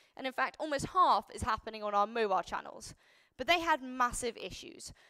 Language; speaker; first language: English; native; English